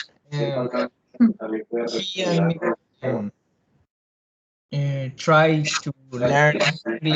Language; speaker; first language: English; non-native, learner; Spanish